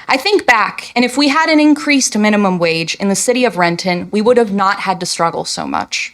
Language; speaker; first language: English; native; English